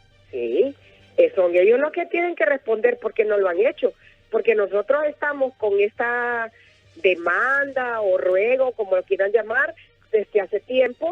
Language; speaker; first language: Spanish; native; Spanish